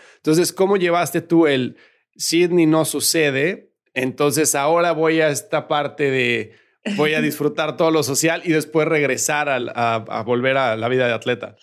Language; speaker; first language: Spanish; native; Spanish